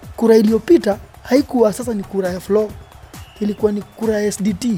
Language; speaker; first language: Swahili; native; Swahili